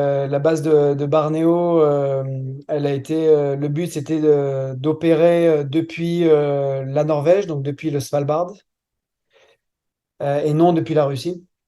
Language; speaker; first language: French; native; French